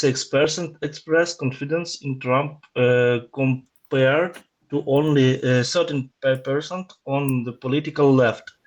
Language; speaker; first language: English; non-native, learner; Ukrainian